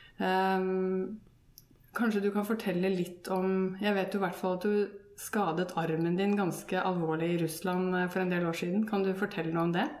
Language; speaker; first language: Norwegian; native; Norwegian